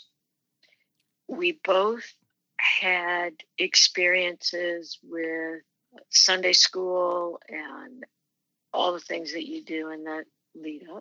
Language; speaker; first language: English; native; English